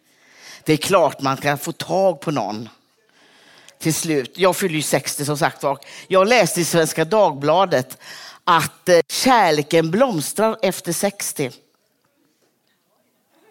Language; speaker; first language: Swedish; native; Swedish